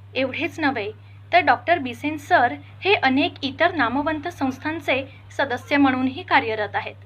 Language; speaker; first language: Marathi; native; Marathi